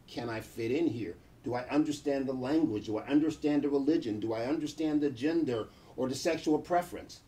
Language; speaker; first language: English; native; English